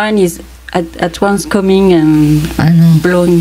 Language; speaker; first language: English; non-native, fluent; French